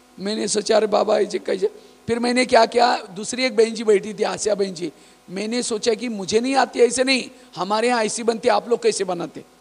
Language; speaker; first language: Hindi; non-native, local second language; Marathi